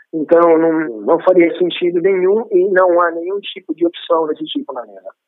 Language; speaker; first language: Portuguese; non-native, fluent; Italian